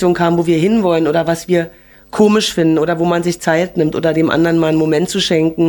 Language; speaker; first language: German; native; German